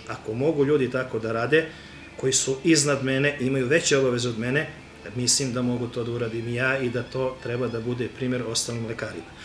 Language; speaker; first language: Serbian; native; Serbian